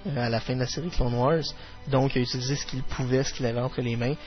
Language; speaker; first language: French; native; French